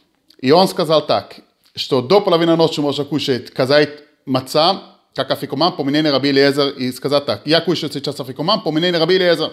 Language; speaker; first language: Russian; early bilingual, heritage; Hebrew